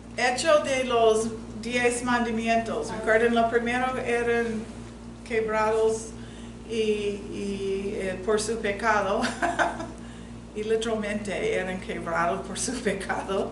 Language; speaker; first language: Spanish; non-native, fluent; English